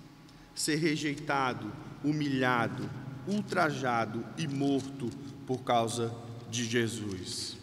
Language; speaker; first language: Portuguese; native; Portuguese